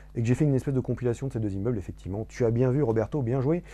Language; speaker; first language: French; native; French